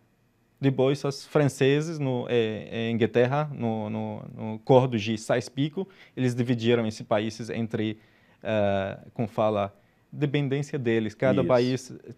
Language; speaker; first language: Portuguese; non-native, fluent; Arabic